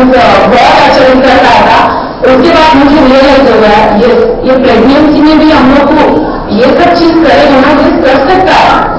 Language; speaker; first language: Hindi; non-native, local second language; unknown